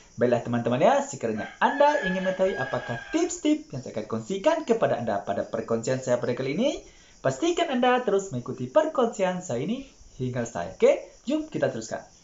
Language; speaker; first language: Malay; native; Malay